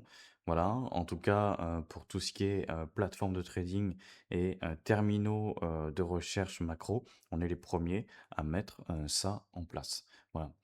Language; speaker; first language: French; native; French